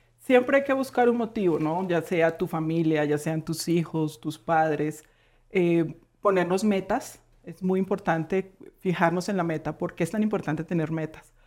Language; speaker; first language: Spanish; native; Spanish